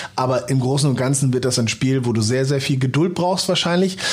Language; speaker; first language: German; native; German